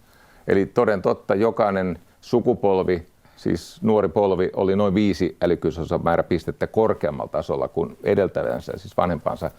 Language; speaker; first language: Finnish; native; Finnish